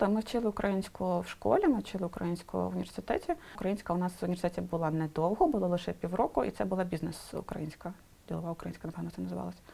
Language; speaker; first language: Ukrainian; non-native, local second language; Russian